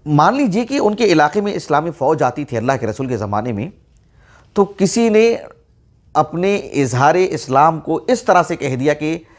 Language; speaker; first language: Urdu; native; Urdu